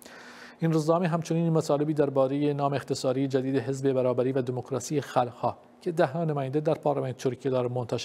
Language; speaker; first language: Persian; non-native, local second language; Kurdish